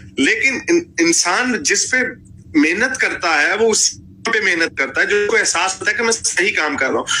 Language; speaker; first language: Urdu; native; Urdu